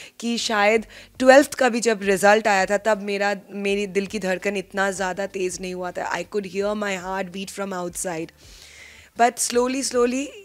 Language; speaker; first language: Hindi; non-native, local second language; Bangla